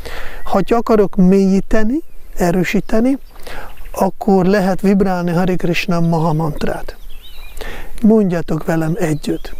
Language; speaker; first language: Hungarian; non-native, fluent; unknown